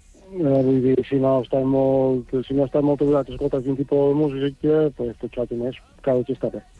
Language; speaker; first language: Spanish; non-native, learner; English